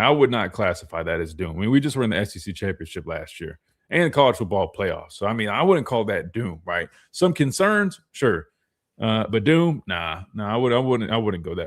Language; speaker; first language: English; native; English